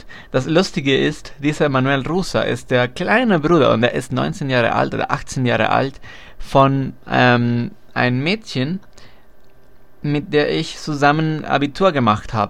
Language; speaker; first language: German; non-native, fluent; Spanish